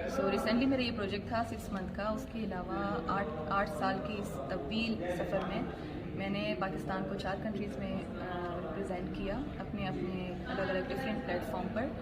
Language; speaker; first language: Urdu; non-native, local second language; Baluchi